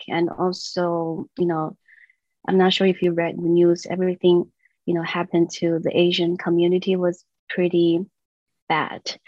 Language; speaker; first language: English; non-native, fluent; Chinese